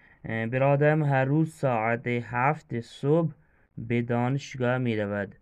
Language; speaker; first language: Persian; non-native, fluent; Urdu